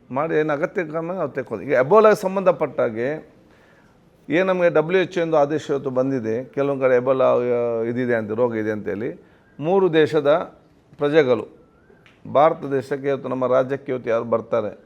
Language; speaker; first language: Kannada; non-native, local second language; Malayalam